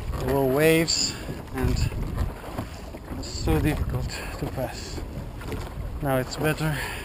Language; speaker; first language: English; non-native, fluent; Italian